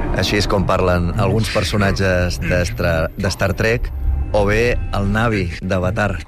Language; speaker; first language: Catalan; native; Catalan